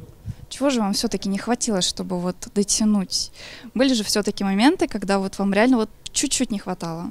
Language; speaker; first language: Russian; native; Russian